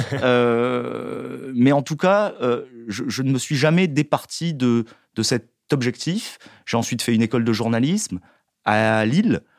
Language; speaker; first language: French; native; French